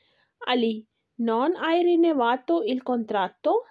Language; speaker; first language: Italian; non-native, learner; Urdu